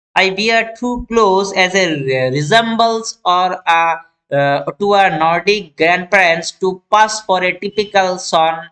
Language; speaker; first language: English; non-native, local second language; Bangla